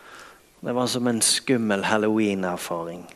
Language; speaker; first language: Norwegian; native; Norwegian